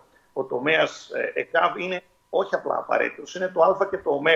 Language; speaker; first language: Greek; native; Greek